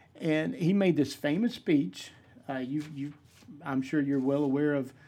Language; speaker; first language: English; native; English